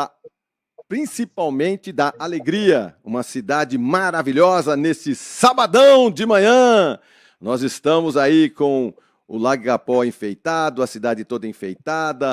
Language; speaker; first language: Portuguese; native; Portuguese